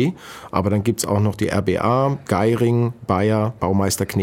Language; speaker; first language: German; native; German